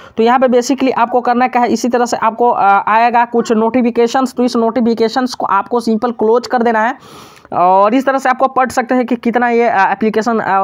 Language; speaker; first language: Hindi; native; Hindi